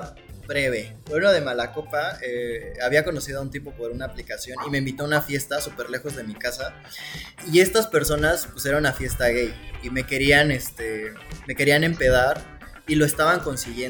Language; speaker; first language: Spanish; native; Spanish